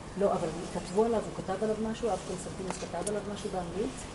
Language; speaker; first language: Hebrew; native; Hebrew